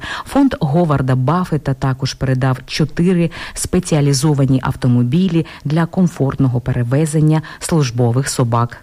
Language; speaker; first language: Ukrainian; native; Ukrainian